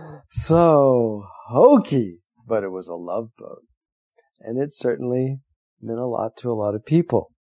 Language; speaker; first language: English; native; English